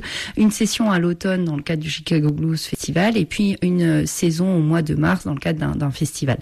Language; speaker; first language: French; native; French